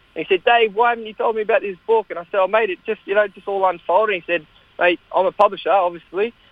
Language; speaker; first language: English; native; English